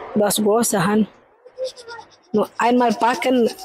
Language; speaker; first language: German; non-native, learner; Indonesian